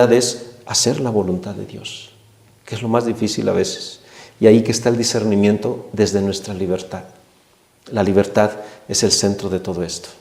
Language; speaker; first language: Spanish; native; Spanish